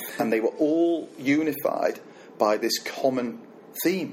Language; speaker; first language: English; native; English